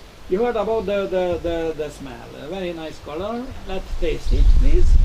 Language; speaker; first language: English; non-native, learner; Romanian